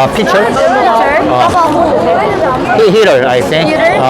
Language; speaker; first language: English; non-native, learner; Korean